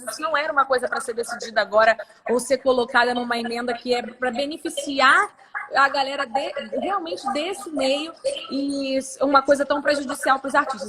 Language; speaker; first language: Portuguese; native; Portuguese